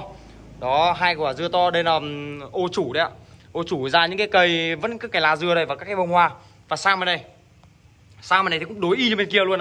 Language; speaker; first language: Vietnamese; native; Vietnamese